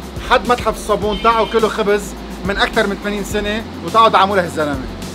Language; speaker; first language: Arabic; native; Arabic